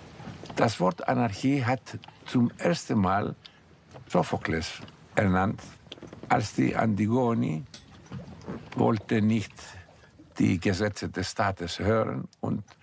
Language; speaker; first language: German; non-native, fluent; Greek